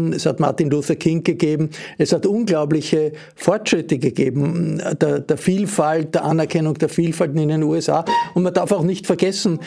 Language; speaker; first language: German; native; German